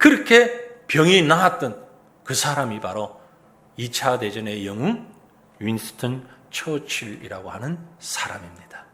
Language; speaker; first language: Korean; native; Korean